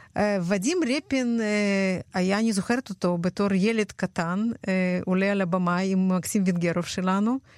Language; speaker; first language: Hebrew; non-native, fluent; Russian